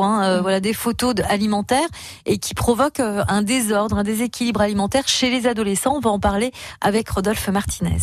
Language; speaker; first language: French; native; French